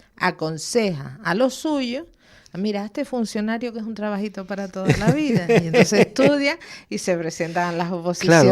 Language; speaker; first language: Spanish; native; Spanish